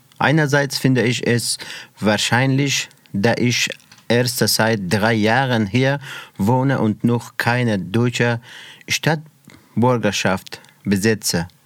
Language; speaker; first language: German; non-native, learner; Persian